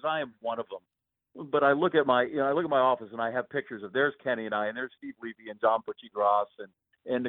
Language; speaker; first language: English; native; English